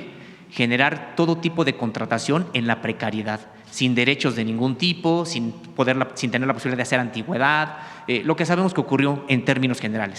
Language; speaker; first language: Spanish; native; Spanish